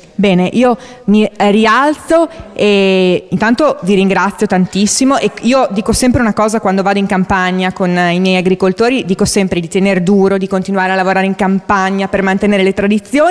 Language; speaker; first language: Italian; native; Italian